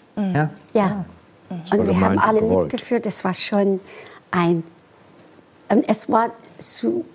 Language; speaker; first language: German; non-native, fluent; English